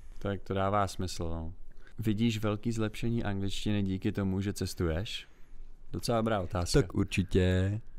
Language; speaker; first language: Czech; native; Czech